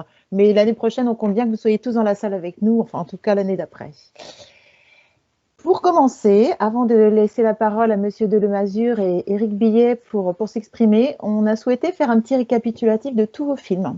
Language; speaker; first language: French; native; French